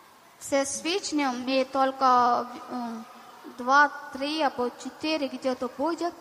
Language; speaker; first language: Ukrainian; non-native, learner; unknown